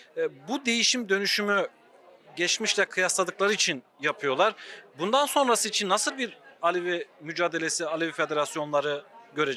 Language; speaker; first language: Turkish; native; Turkish